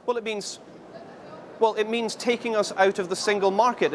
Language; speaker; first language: English; native; English